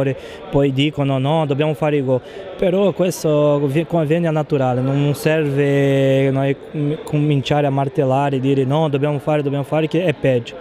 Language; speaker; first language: Italian; non-native, fluent; Portuguese